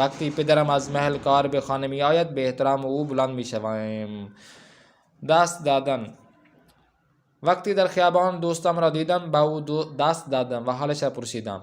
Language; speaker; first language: Persian; non-native, fluent; Urdu